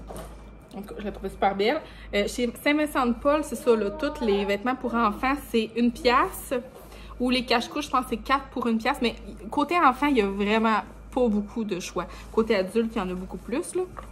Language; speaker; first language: French; native; French